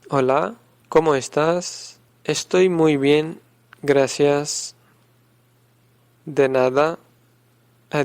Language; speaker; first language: Spanish; non-native, learner; Urdu